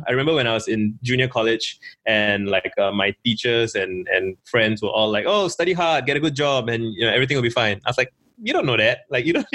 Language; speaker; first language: English; native; English